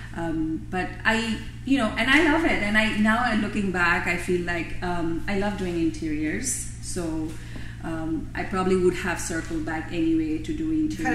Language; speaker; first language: English; non-native, local second language; Bangla